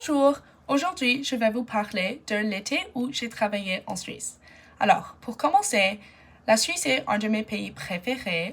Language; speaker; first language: French; non-native, fluent; English